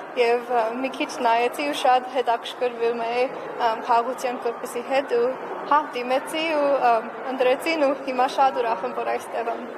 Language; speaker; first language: Armenian; early bilingual, heritage; Armenian